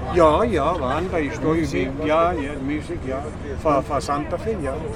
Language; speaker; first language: German; early bilingual, heritage; Spanish